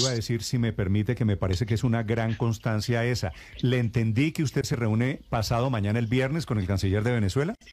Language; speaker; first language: Spanish; native; Spanish